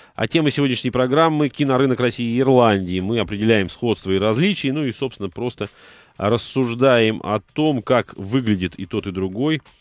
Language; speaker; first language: Russian; native; Russian